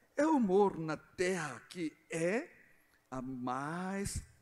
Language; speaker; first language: Portuguese; non-native, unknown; Korean